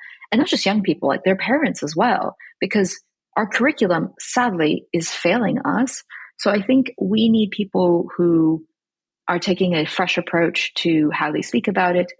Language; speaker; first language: English; early bilingual, other home language; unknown